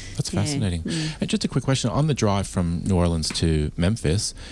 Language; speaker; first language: English; native; English